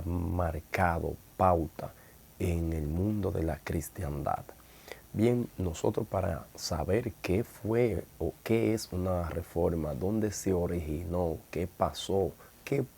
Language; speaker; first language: Spanish; native; Spanish